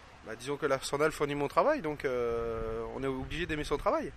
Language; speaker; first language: French; native; French